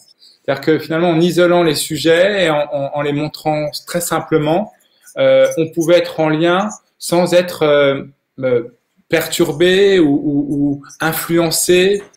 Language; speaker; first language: French; native; French